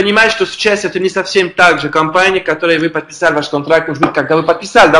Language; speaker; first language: Russian; non-native, learner; French